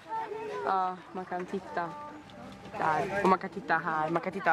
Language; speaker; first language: Swedish; early bilingual, other home language; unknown